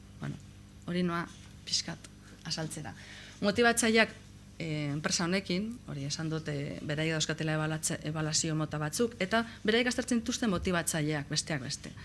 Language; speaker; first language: Basque; native; Basque